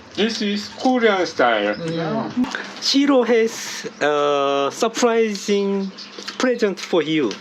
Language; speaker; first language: English; non-native, learner; Korean